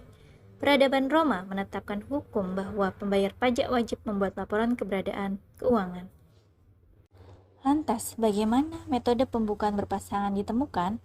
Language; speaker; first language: Indonesian; native; Indonesian